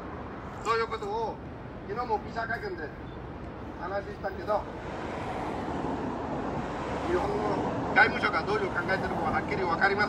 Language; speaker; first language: Japanese; non-native, fluent; Rohingya